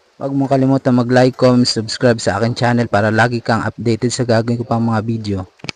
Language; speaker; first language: Filipino; native; Filipino